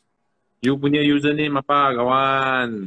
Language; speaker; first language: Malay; non-native, local second language; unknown